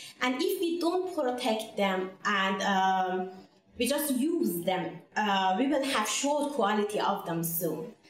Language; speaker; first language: English; non-native, fluent; Persian